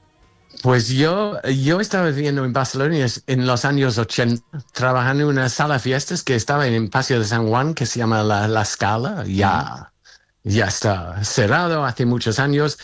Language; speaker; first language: Spanish; non-native, fluent; English